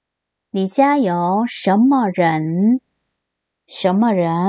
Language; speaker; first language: Chinese; non-native, fluent; Korean